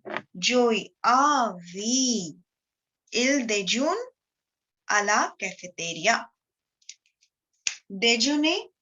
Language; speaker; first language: French; non-native, fluent; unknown